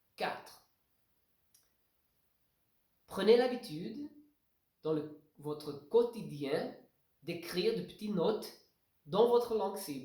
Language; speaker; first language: French; non-native, fluent; Portuguese